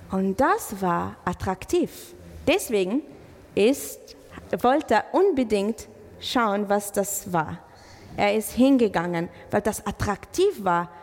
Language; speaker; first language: German; non-native, fluent; Arabic